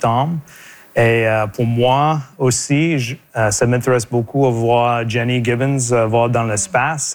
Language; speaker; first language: French; non-native, local second language; English